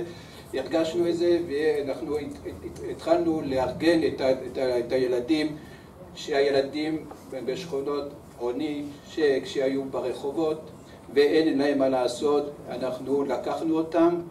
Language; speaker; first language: Hebrew; early bilingual, other home language; French